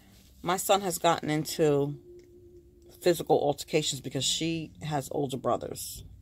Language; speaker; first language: English; native; English